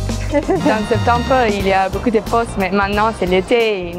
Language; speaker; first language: French; non-native, learner; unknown